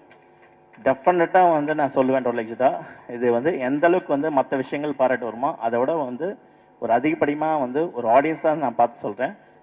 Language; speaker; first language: Tamil; native; Tamil